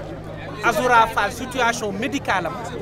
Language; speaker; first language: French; non-native, local second language; Wolof